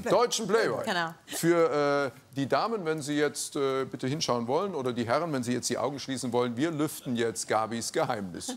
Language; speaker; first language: German; native; German